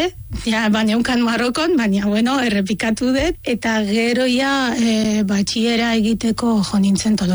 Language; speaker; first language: Basque; non-native, fluent; Arabic